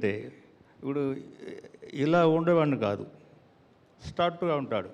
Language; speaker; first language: Telugu; non-native, learner; Tamil